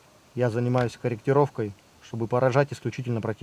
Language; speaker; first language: Russian; native; Russian